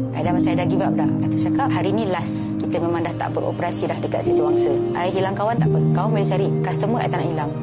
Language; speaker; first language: Malay; native; Malay